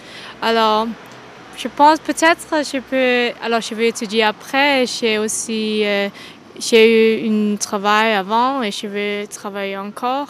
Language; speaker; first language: French; non-native, learner; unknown